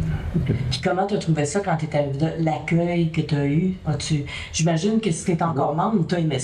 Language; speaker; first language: French; native; French